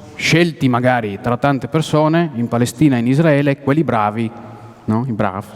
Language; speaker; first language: Italian; non-native, fluent; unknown